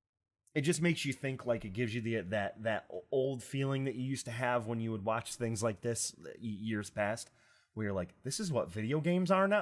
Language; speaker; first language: English; native; English